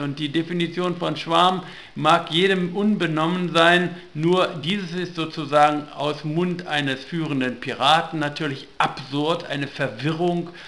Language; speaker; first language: German; native; German